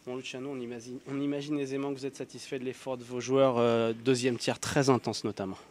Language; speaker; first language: French; native; French